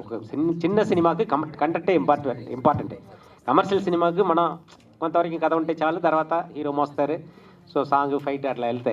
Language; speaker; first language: Telugu; native; Telugu